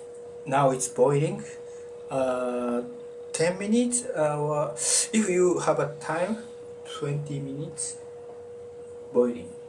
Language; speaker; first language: English; non-native, learner; Japanese